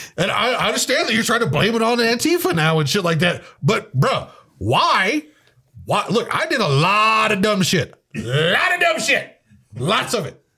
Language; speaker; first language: English; native; English